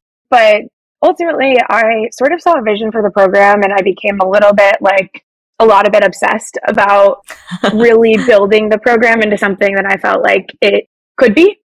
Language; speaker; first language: English; native; English